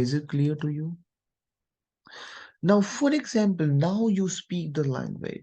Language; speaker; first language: English; non-native, local second language; Hindi